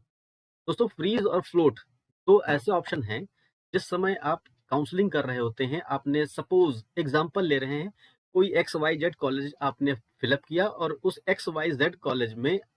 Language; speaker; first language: Hindi; native; Hindi